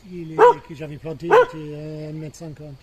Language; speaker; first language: French; non-native, fluent; English